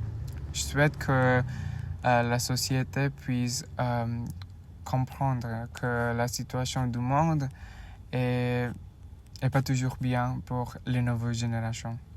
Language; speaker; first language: French; non-native, learner; Indonesian